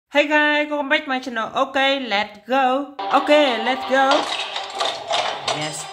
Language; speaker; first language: English; non-native, learner; Vietnamese